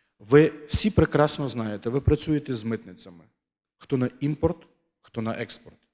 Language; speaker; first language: Ukrainian; native; Ukrainian